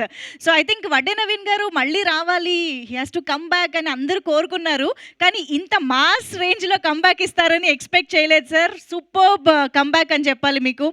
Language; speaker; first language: Telugu; native; Telugu